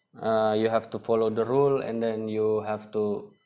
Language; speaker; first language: English; non-native, learner; Indonesian